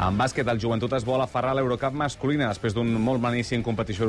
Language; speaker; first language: Catalan; native; Catalan